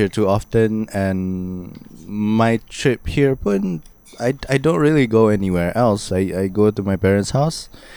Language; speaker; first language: English; non-native, local second language; Malay